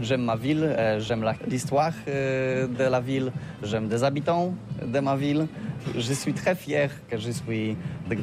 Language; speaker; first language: French; non-native, learner; Polish